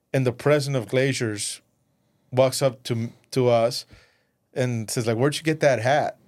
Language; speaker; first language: English; early bilingual, other home language; Spanish